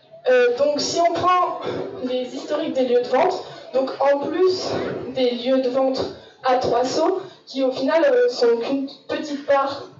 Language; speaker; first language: French; native; French